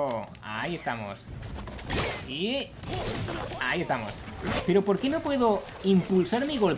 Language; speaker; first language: Spanish; native; Spanish